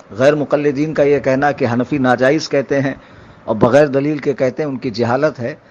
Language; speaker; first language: Urdu; native; Urdu